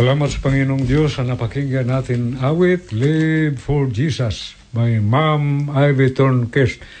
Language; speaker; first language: Filipino; non-native, local second language; Cebuano